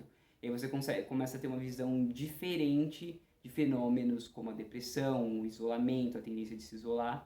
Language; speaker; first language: Portuguese; native; Portuguese